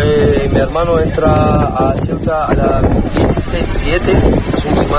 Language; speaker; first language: Spanish; non-native, learner; Arabic